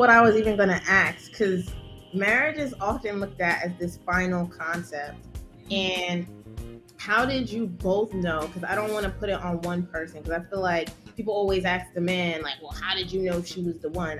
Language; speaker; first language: English; native; English